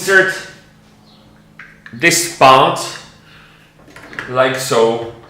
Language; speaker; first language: English; non-native, fluent; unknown